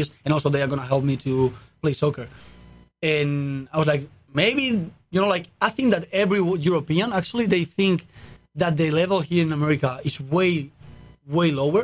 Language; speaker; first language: English; non-native, fluent; Spanish